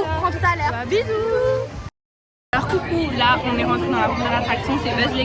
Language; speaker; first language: French; native; French